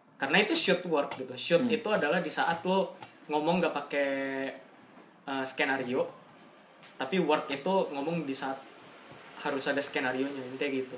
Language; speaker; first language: Indonesian; native; Indonesian